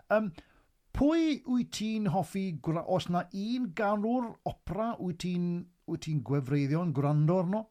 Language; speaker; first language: Welsh; native; Welsh